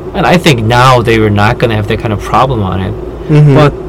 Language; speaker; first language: English; non-native, fluent; Korean